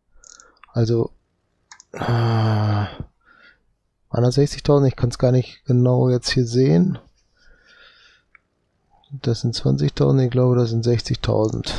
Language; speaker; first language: German; native; German